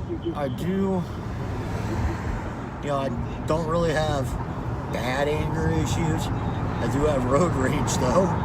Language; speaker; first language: English; native; English